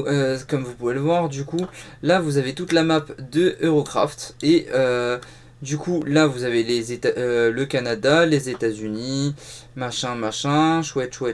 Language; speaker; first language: French; native; French